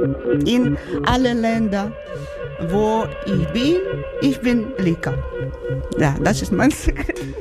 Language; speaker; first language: German; non-native, learner; Ukrainian